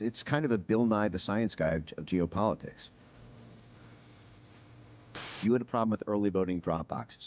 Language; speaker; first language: English; native; English